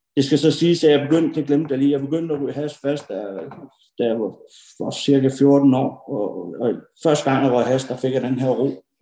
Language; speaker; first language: Danish; early bilingual, other home language; Norwegian